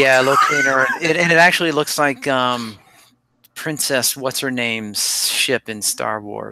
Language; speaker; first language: English; native; English